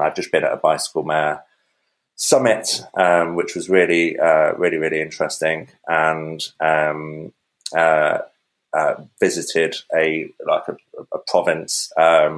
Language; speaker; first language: English; native; English